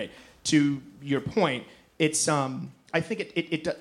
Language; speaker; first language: English; native; English